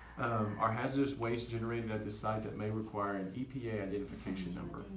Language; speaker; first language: English; native; English